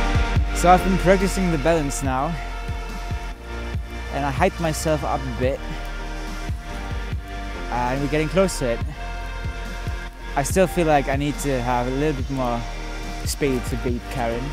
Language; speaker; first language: English; non-native, fluent; German